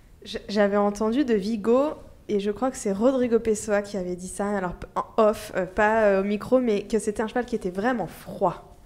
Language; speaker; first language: French; native; French